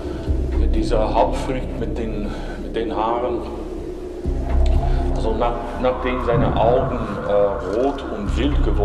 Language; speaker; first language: German; non-native, fluent; English